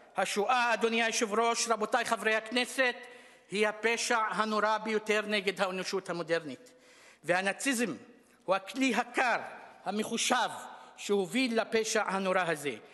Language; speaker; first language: Hebrew; non-native, local second language; Arabic